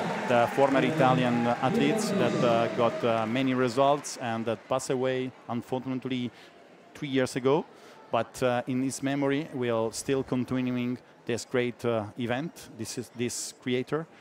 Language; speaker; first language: English; non-native, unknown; Italian